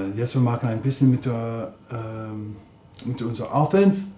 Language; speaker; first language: German; non-native, learner; English